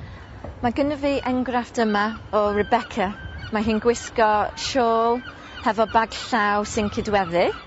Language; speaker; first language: Welsh; non-native, local second language; English